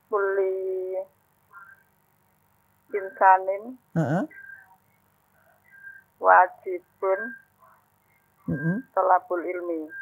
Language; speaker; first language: Arabic; non-native, learner; Indonesian